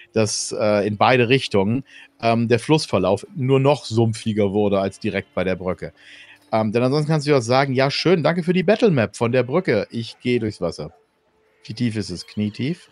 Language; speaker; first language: German; native; German